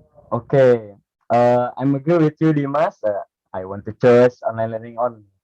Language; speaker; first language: English; non-native, learner; Indonesian